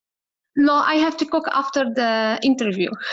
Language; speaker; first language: English; non-native, learner; Arabic